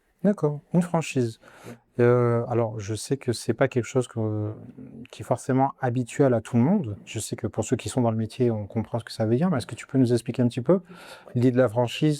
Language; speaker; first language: French; native; French